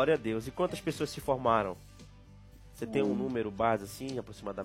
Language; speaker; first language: Portuguese; native; Portuguese